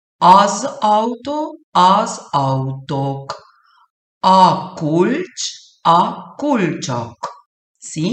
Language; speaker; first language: Hungarian; early bilingual, heritage; Hungarian